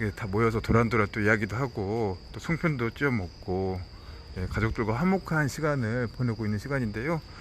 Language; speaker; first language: Korean; native; Korean